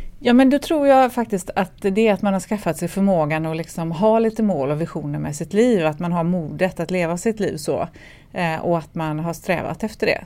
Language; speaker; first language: Swedish; native; Swedish